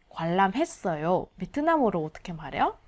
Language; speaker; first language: Korean; non-native, learner; Vietnamese